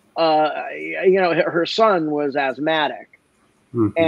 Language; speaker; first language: English; native; English